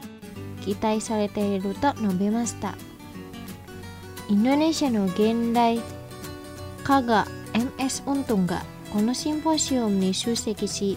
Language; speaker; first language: Japanese; non-native, fluent; Indonesian